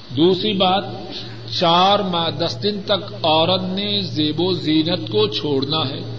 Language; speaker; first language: Urdu; non-native, local second language; Punjabi